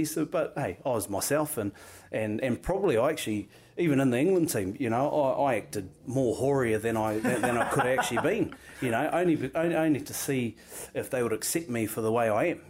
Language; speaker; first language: English; native; English